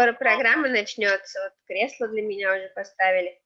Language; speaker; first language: Russian; native; Russian